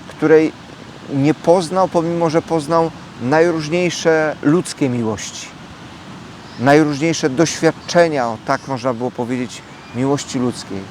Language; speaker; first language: Polish; native; Polish